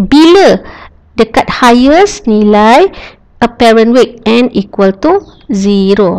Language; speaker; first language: English; non-native, local second language; Malay